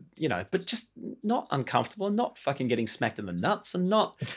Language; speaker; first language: English; native; English